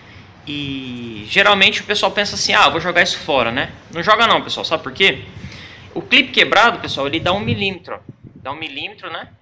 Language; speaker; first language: Portuguese; native; Portuguese